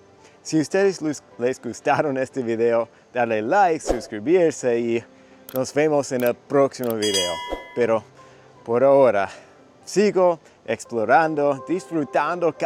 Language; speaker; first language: Spanish; non-native, fluent; English